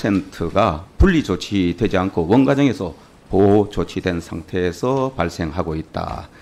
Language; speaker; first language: Korean; native; Korean